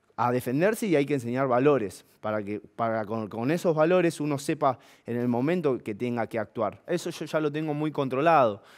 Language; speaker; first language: Spanish; native; Spanish